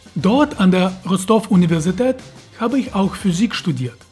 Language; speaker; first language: German; non-native, fluent; Russian